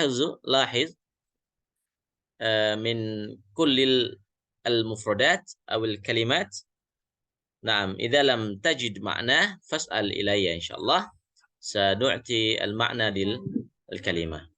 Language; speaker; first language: Arabic; non-native, fluent; Indonesian